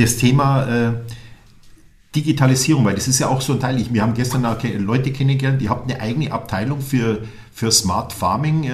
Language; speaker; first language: German; native; German